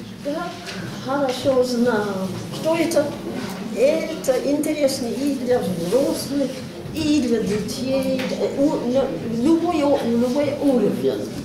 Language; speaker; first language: Russian; non-native, learner; English